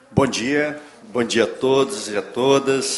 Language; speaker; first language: Portuguese; native; Portuguese